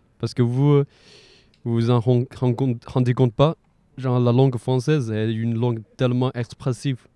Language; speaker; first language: French; non-native, fluent; Chinese